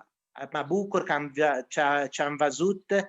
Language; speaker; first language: Romanian; non-native, learner; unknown